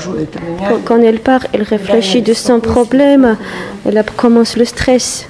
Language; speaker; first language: French; non-native, learner; Russian